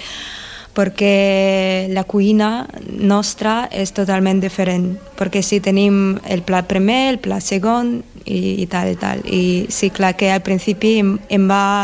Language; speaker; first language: Catalan; non-native, learner; Russian